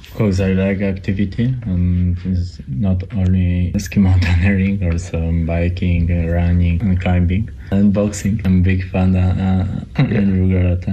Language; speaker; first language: English; non-native, learner; Polish